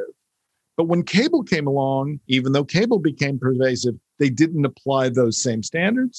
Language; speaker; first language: English; native; English